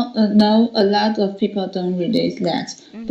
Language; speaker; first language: English; non-native, learner; Chinese